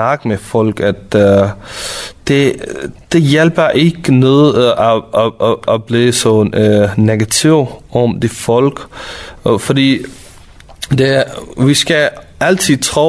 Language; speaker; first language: Danish; non-native, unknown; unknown